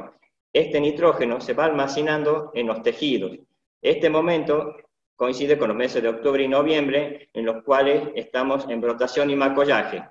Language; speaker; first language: Spanish; native; Spanish